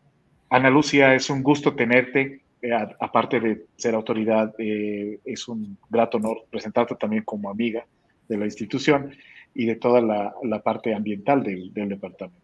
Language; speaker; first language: Spanish; native; Spanish